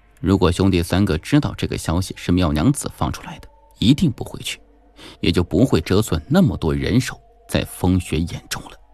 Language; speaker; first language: Chinese; native; Chinese